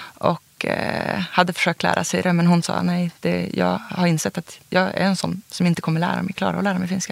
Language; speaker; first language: Swedish; native; Swedish